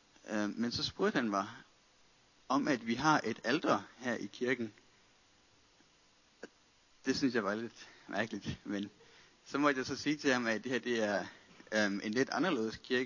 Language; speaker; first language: Danish; native; Danish